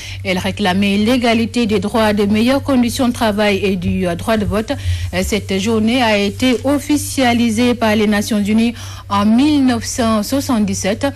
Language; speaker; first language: French; non-native, local second language; Wolof